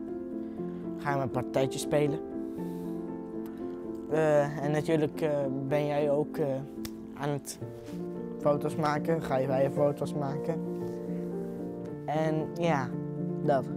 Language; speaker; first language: Dutch; early bilingual, other home language; Arabic